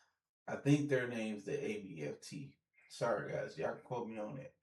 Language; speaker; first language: English; native; English